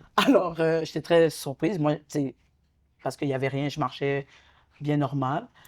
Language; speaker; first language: French; native; French